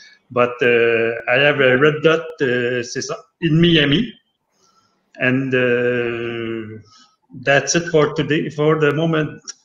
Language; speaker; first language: English; non-native, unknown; French